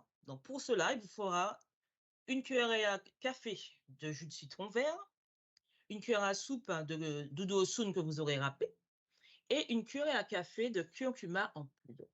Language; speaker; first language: French; native; French